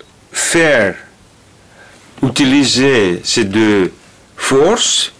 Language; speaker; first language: French; non-native, learner; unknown